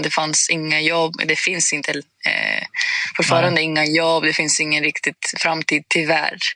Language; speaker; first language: Swedish; non-native, fluent; Greek